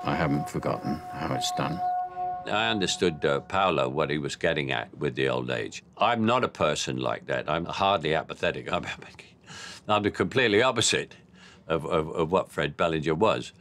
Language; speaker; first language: English; native; English